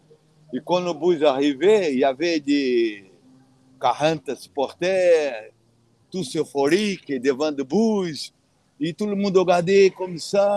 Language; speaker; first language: French; non-native, fluent; Portuguese